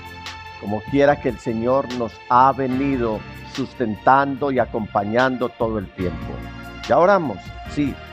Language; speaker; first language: Spanish; native; Spanish